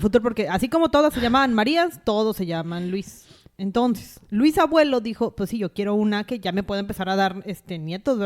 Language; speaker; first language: Spanish; native; Spanish